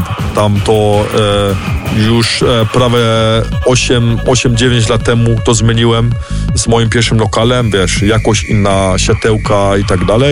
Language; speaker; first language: Polish; early bilingual, heritage; German